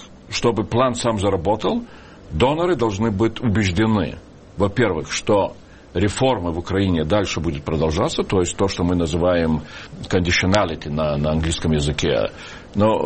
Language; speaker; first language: Russian; non-native, local second language; Lithuanian